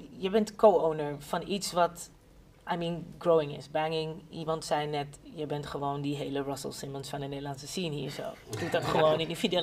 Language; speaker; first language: Dutch; native; Dutch